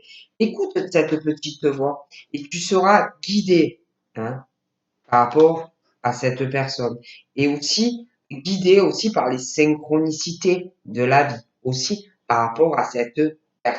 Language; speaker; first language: French; native; French